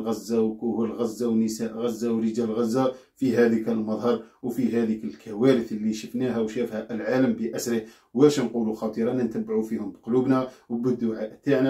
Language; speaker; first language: Arabic; native; Arabic